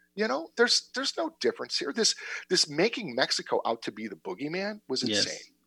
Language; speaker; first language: English; native; English